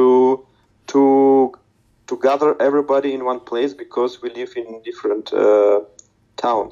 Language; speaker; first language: English; non-native, learner; Russian